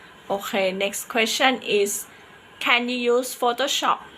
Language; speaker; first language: English; non-native, fluent; Thai